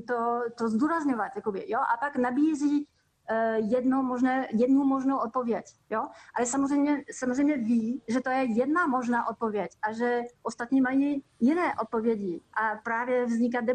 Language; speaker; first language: Czech; non-native, fluent; French